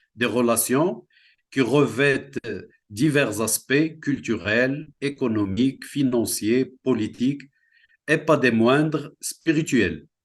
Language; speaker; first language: French; non-native, local second language; Central Atlas Tamazight